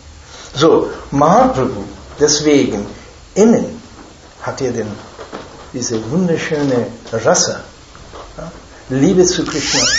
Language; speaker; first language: German; non-native, fluent; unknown